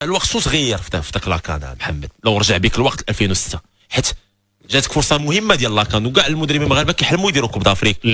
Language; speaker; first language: Arabic; native; Arabic